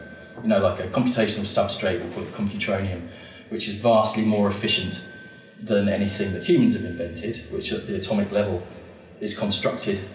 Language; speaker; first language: English; native; English